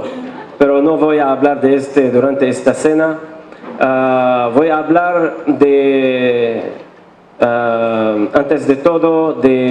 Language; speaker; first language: Spanish; non-native, fluent; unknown